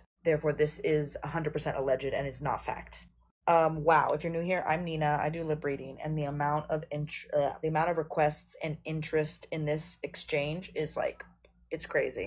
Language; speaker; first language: English; native; English